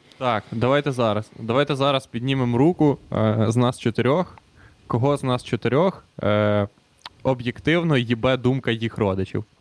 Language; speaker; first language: Ukrainian; native; Ukrainian